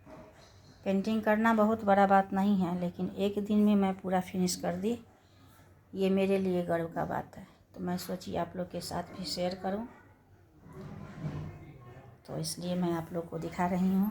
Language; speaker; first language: Hindi; non-native, local second language; Maithili